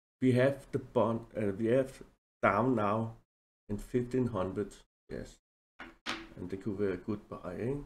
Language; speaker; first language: English; non-native, learner; Danish